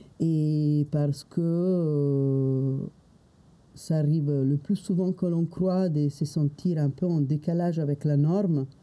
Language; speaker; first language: French; non-native, fluent; Italian